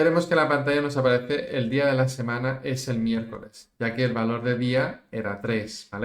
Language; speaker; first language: Spanish; native; Spanish